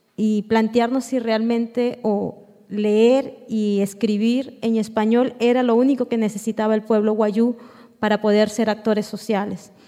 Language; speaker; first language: Spanish; non-native, local second language; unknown